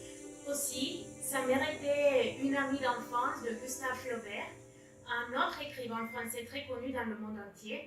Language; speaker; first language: French; non-native, learner; Spanish